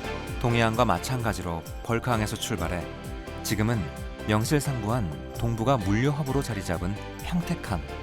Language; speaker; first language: Korean; native; Korean